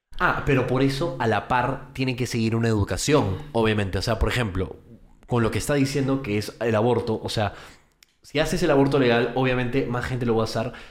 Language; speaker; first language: Spanish; early bilingual, heritage; Spanish